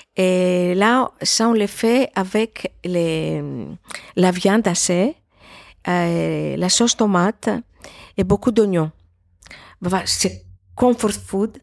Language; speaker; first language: French; non-native, fluent; Greek